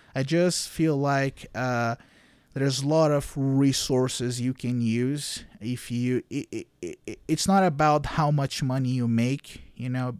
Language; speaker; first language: English; non-native, fluent; Portuguese